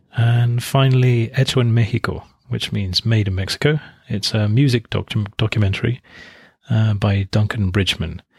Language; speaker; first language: English; native; English